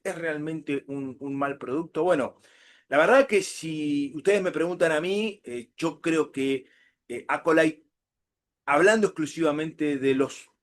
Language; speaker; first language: Spanish; native; Spanish